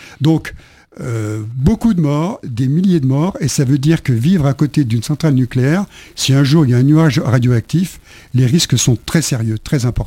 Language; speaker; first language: French; native; French